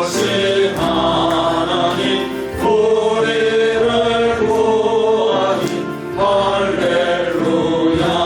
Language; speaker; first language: Korean; native; Korean